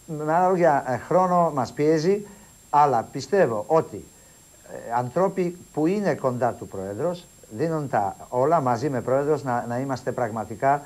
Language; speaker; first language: Greek; non-native, fluent; Polish